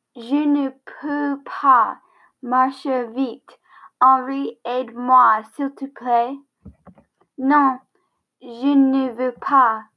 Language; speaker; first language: French; non-native, learner; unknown